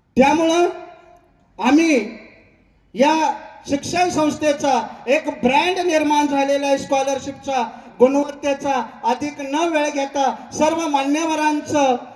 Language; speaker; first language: Marathi; native; Marathi